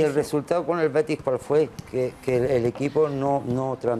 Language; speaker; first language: Spanish; native; Spanish